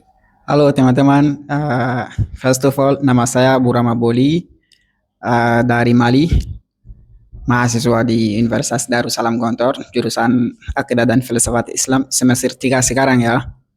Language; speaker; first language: Indonesian; non-native, learner; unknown